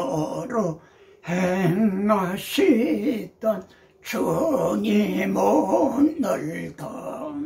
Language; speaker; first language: Korean; native; Korean